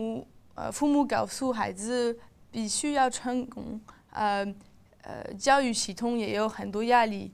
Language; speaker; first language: Chinese; non-native, learner; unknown